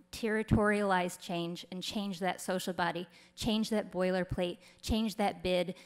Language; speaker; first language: English; native; English